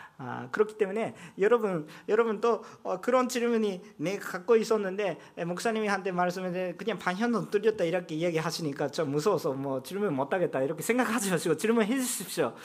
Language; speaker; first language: Korean; non-native, fluent; Japanese